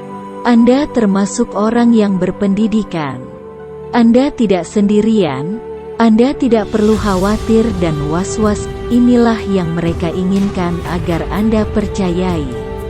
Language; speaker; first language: Indonesian; native; Indonesian